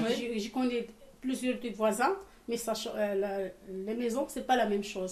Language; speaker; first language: French; non-native, local second language; Arabic